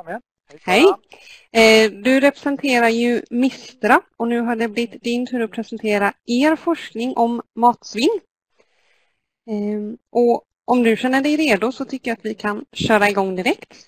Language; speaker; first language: Swedish; native; Swedish